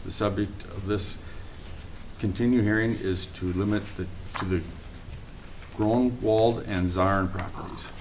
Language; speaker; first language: English; native; English